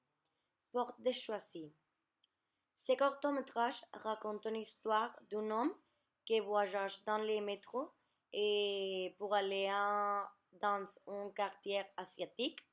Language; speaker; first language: French; non-native, learner; Spanish